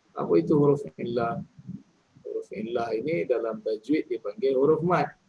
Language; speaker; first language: Malay; native; Malay